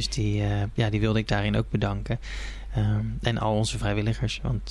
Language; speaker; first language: Dutch; native; Dutch